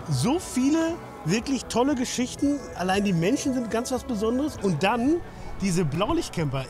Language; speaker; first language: German; native; German